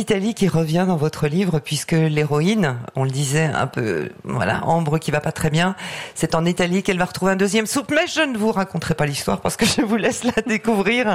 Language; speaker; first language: French; native; French